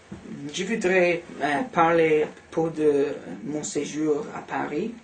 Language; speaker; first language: French; non-native, learner; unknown